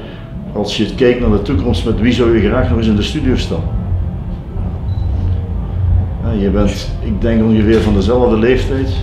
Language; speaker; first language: Dutch; native; Dutch